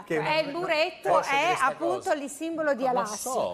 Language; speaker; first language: Italian; native; Italian